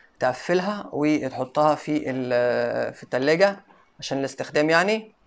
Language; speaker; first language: Arabic; native; Arabic